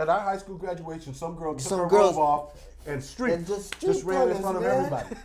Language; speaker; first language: English; native; English